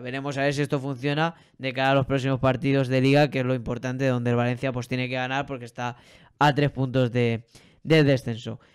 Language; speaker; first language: Spanish; native; Spanish